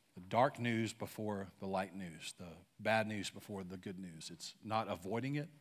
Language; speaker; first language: English; native; English